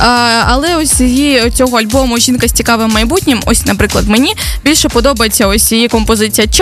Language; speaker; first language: Ukrainian; native; Ukrainian